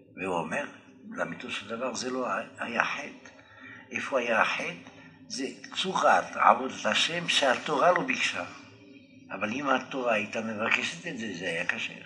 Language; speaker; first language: Hebrew; non-native, fluent; French